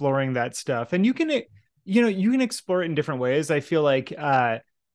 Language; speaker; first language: English; native; English